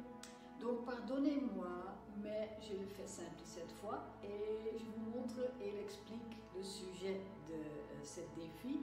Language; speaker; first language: French; non-native, fluent; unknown